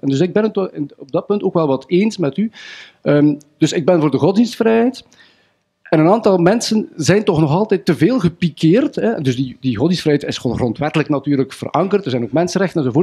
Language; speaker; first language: Dutch; native; Dutch